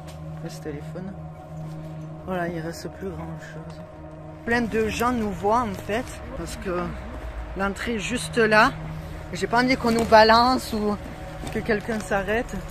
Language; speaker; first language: French; native; French